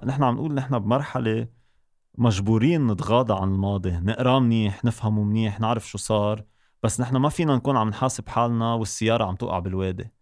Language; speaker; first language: Arabic; native; Arabic